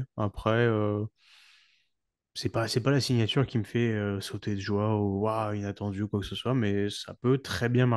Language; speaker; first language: French; native; French